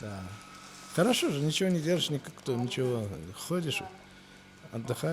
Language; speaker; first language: Russian; non-native, local second language; Azerbaijani